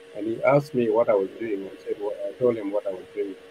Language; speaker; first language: English; non-native, fluent; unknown